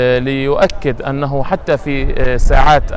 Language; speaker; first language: Arabic; native; Arabic